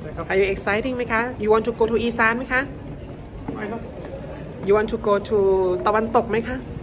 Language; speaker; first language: English; non-native, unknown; Thai